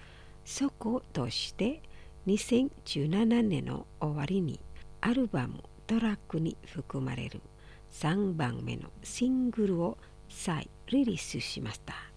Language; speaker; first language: Japanese; non-native, fluent; Indonesian